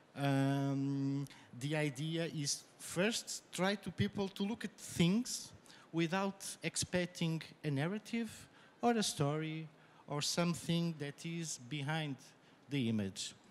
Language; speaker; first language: English; non-native, fluent; Portuguese